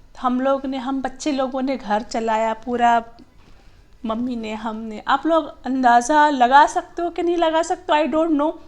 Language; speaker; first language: Hindi; non-native, local second language; Gujarati